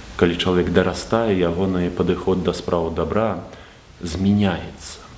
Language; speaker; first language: Belarusian; native; Belarusian